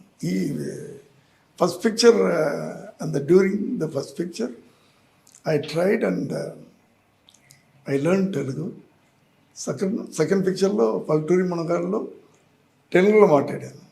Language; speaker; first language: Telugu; non-native, learner; Tamil